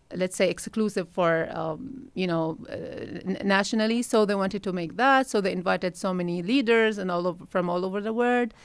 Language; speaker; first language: English; non-native, fluent; Arabic